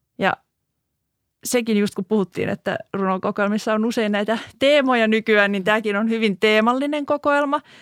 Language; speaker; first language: Finnish; native; Finnish